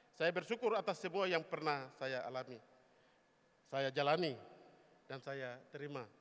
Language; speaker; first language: Indonesian; native; Indonesian